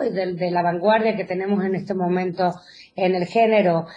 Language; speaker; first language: Spanish; native; Spanish